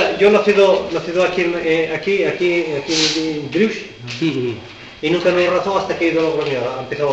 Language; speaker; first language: Spanish; non-native, learner; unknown